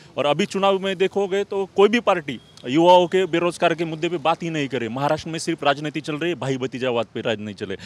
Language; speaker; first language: Hindi; non-native, local second language; Marathi